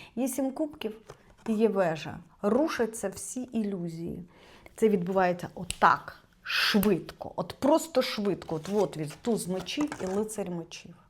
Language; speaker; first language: Ukrainian; non-native, local second language; Russian